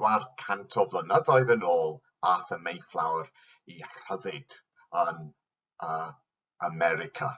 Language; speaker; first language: Welsh; non-native, learner; English